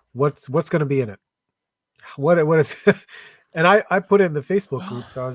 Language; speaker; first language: English; native; English